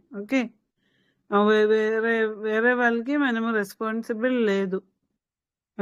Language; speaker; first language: Telugu; non-native, local second language; Hindi